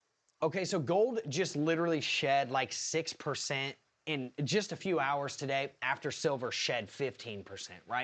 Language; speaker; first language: English; native; English